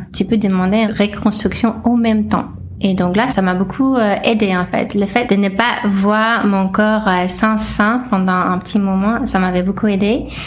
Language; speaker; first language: French; non-native, fluent; English